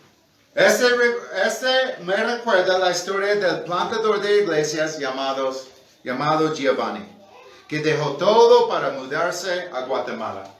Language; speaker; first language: Spanish; non-native, fluent; English